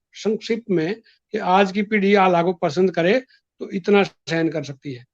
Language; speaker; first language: Hindi; native; Hindi